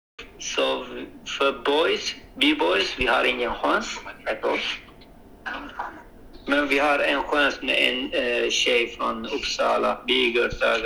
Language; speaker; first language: Swedish; non-native, learner; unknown